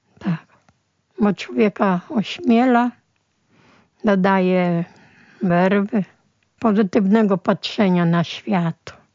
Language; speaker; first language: Polish; early bilingual, other home language; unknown